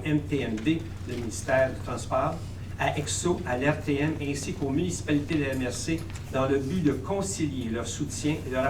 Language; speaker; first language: French; native; French